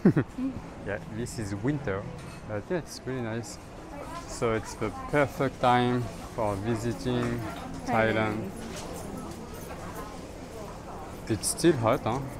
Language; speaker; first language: English; non-native, fluent; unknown